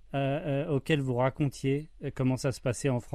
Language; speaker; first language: French; native; French